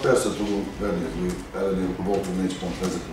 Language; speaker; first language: Hungarian; non-native, learner; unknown